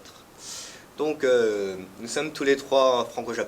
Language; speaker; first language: French; early bilingual, heritage; French